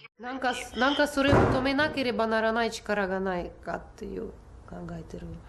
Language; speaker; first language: Japanese; non-native, fluent; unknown